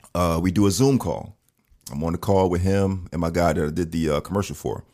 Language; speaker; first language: English; native; English